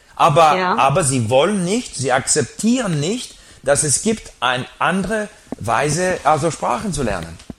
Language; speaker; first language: German; non-native, learner; English